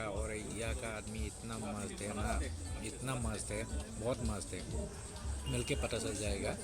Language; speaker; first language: Hindi; non-native, local second language; Assamese